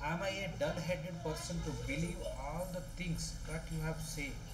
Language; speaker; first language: English; non-native, local second language; Telugu